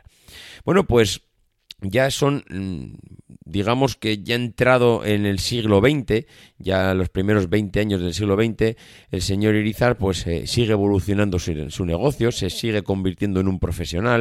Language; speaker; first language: Spanish; native; Spanish